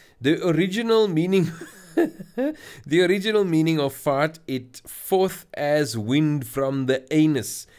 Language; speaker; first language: English; non-native, local second language; Afrikaans